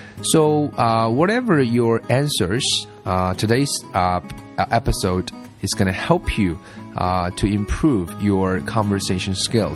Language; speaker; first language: English; non-native, fluent; Chinese